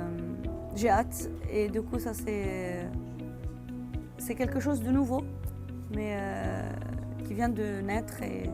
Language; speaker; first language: French; non-native, fluent; Arabic